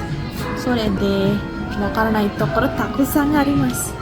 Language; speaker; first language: Japanese; non-native, learner; Sinhala